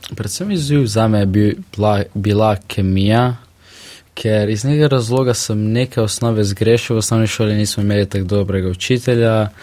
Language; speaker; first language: Slovenian; early bilingual, other home language; Russian